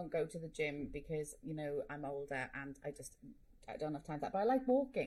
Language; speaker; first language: English; native; English